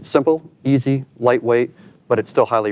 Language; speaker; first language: English; native; English